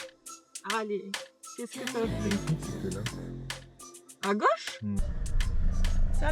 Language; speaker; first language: French; native; French